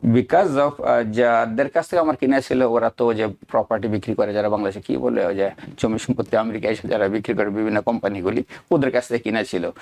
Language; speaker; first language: Bangla; native; Bangla